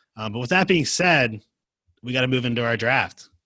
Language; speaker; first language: English; native; English